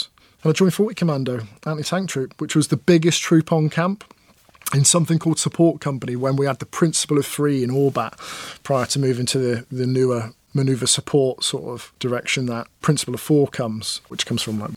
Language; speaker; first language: English; native; English